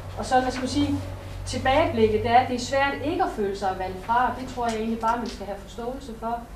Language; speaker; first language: Danish; native; Danish